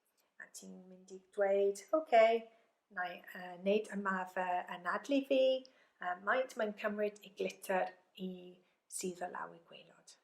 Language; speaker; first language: Welsh; non-native, local second language; English